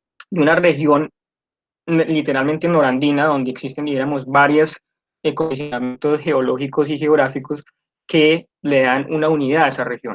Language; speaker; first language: Spanish; native; Spanish